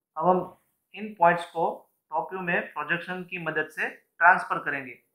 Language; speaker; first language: Hindi; non-native, local second language; Gujarati